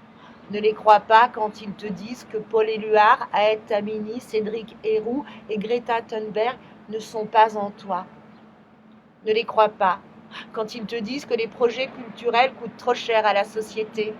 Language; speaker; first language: French; native; French